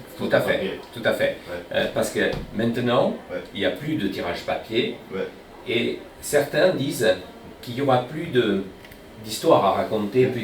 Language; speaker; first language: French; native; French